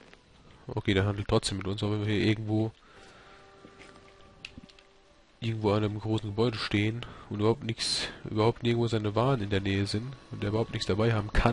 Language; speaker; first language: German; native; German